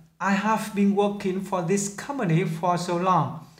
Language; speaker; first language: English; non-native, fluent; Vietnamese